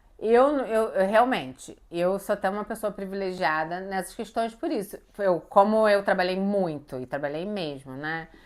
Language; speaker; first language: Portuguese; native; Portuguese